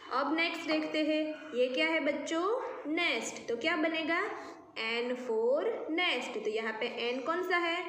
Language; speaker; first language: Hindi; non-native, local second language; Gujarati